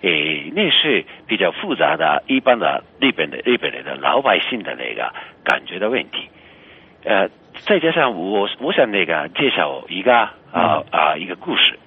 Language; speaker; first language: Chinese; non-native, fluent; Japanese